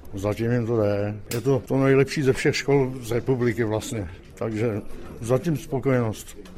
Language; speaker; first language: Czech; native; Czech